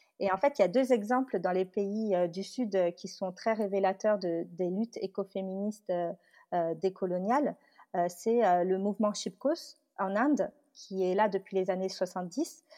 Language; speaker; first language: French; early bilingual, other home language; Tamil